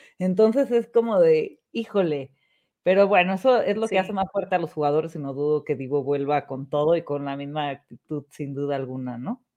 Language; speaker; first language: Spanish; native; Spanish